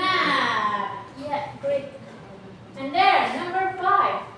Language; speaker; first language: English; non-native, learner; Indonesian